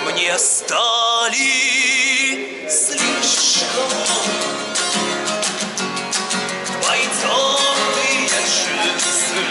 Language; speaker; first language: Russian; non-native, learner; English